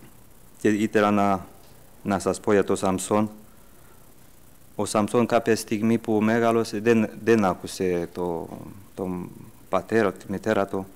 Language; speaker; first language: Greek; early bilingual, heritage; Greek